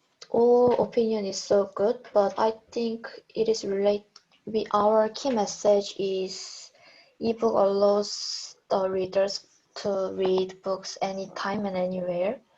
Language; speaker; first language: English; non-native, learner; Korean